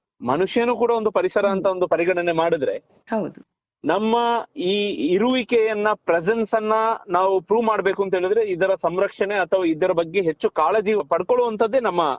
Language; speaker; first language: Kannada; non-native, local second language; Kodava